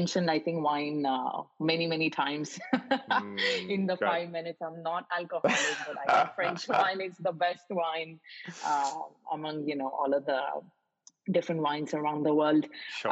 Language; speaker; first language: English; non-native, local second language; Marathi